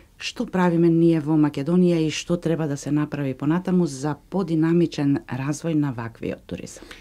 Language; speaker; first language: Macedonian; native; Macedonian